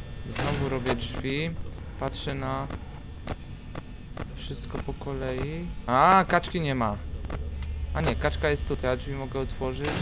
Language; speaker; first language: Polish; native; Polish